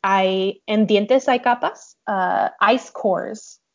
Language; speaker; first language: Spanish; non-native, learner; English